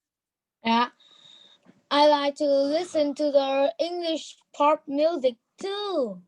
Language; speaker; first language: English; non-native, learner; Vietnamese